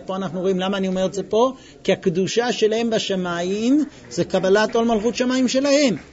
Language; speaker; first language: Hebrew; non-native, fluent; English